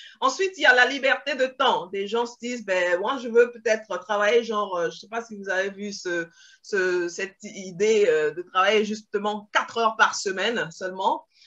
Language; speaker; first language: French; early bilingual, other home language; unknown